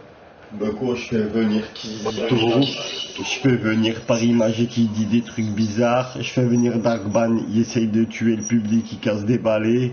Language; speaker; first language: French; native; French